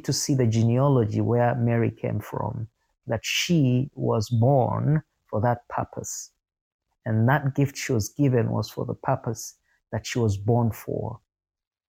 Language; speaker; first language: English; non-native, local second language; Ganda